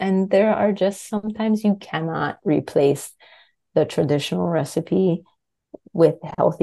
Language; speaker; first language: English; native; English